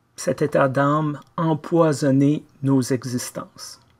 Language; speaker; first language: French; native; French